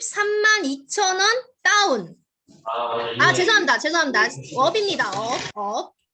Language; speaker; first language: Korean; native; Korean